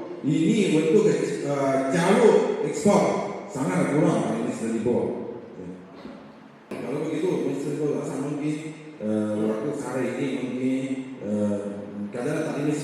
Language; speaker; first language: Indonesian; non-native, learner; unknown